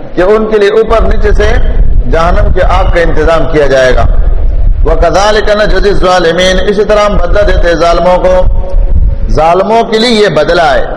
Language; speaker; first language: Urdu; non-native, local second language; Pashto